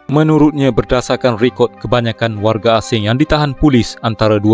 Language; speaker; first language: Malay; native; Malay